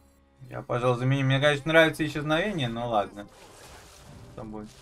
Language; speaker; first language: Russian; native; Russian